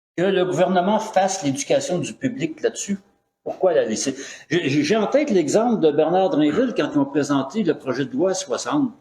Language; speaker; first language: French; native; French